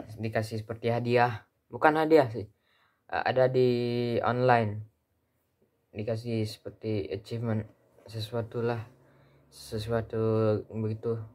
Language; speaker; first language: Indonesian; early bilingual, heritage; Indonesian